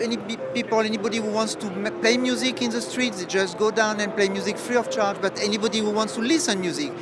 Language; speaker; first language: English; non-native, fluent; French